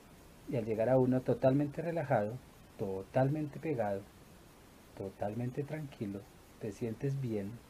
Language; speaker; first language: Spanish; native; Spanish